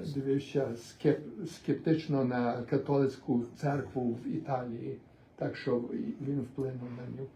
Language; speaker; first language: Ukrainian; early bilingual, other home language; English